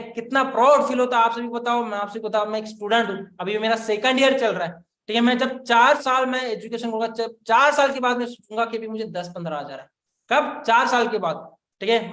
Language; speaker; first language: Hindi; non-native, local second language; Marathi